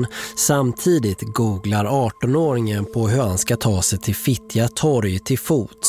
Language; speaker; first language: Swedish; native; Swedish